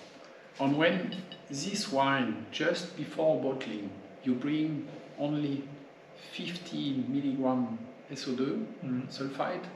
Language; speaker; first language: English; non-native, learner; French